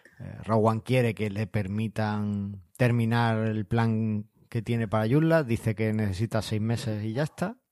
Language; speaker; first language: Spanish; native; Spanish